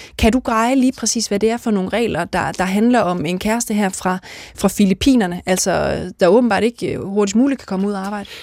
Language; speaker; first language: Danish; native; Danish